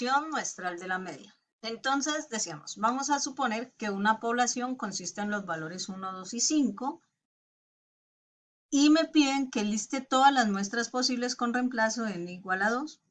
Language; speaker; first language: Spanish; native; Spanish